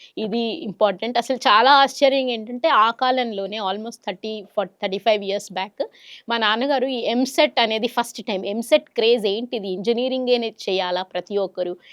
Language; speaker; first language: Telugu; non-native, local second language; Kannada